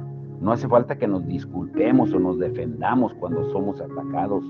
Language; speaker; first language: Spanish; native; Spanish